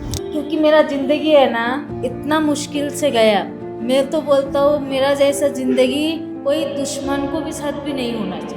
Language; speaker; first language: Hindi; non-native, local second language; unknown